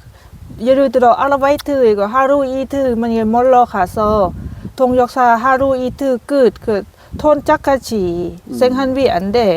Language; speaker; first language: Korean; non-native, learner; Lao